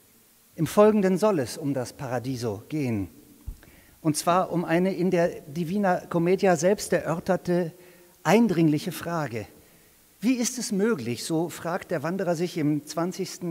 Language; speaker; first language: German; native; German